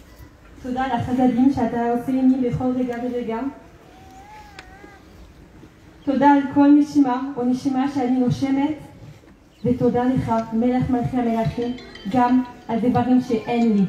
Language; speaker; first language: Hebrew; non-native, fluent; French